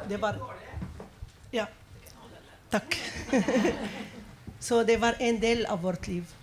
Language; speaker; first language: Norwegian; non-native, fluent; Arabic